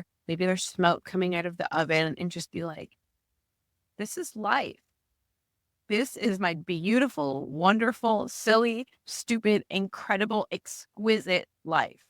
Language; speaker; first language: English; native; English